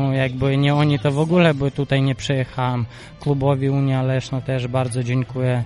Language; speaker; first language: Polish; non-native, fluent; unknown